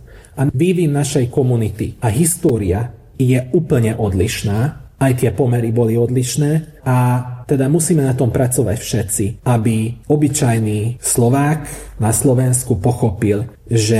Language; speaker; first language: Slovak; early bilingual, heritage; Slovak